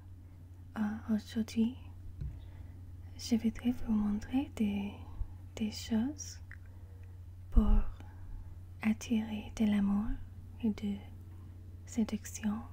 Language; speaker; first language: French; non-native, learner; English